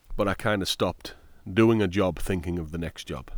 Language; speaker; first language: English; native; English